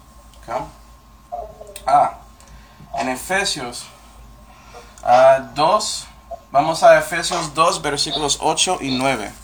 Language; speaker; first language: Spanish; non-native, fluent; English